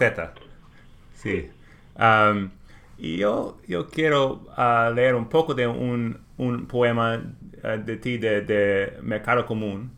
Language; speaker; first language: Spanish; non-native, learner; English